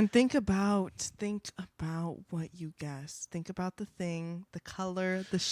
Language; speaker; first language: English; native; English